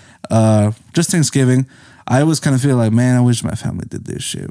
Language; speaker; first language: English; native; English